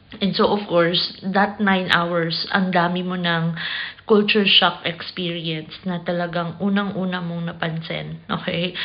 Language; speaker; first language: Filipino; non-native, local second language; Cebuano